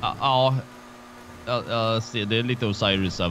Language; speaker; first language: Swedish; native; Swedish